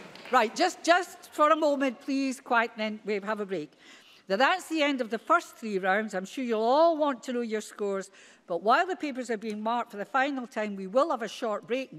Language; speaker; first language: English; native; English